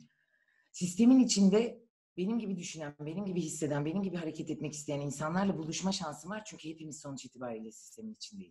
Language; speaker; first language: Turkish; native; Turkish